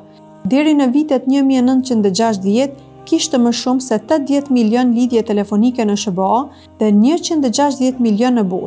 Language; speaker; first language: Albanian; native; Albanian